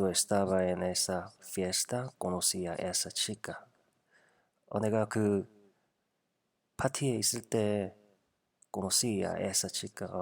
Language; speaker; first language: Spanish; non-native, fluent; Korean